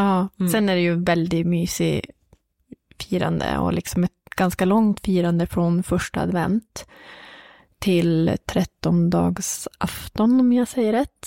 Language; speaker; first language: Swedish; native; Swedish